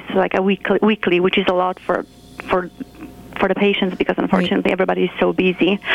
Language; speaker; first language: English; non-native, fluent; Polish